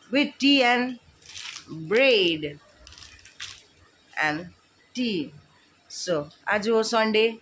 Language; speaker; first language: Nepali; native; Nepali